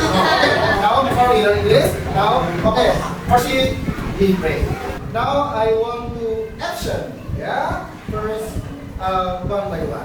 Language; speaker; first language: English; non-native, learner; Indonesian